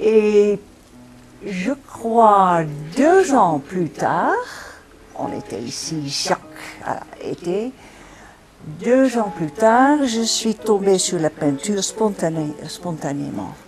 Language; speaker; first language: French; non-native, fluent; Dutch